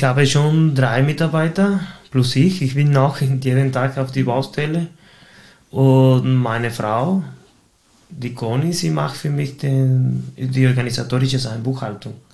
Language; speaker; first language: German; non-native, fluent; Spanish